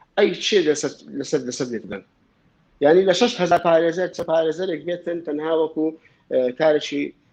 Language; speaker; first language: Central Kurdish; native; Central Kurdish